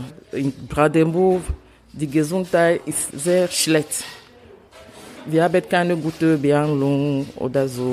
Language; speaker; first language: German; non-native, learner; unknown